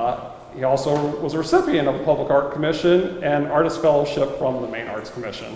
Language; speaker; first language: English; native; English